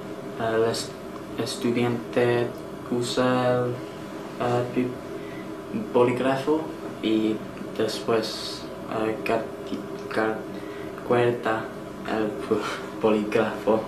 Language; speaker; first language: Spanish; non-native, learner; English